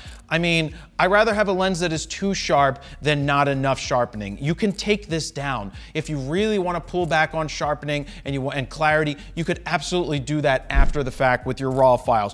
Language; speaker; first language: English; native; English